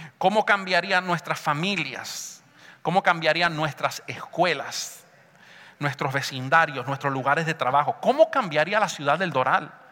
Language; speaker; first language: Spanish; early bilingual, heritage; Spanish